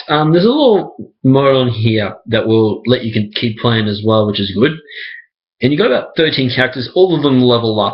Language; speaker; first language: English; native; English